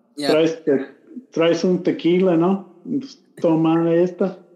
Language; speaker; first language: Spanish; non-native, learner; English